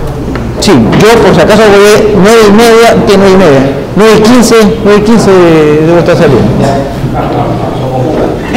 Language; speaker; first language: Spanish; native; Spanish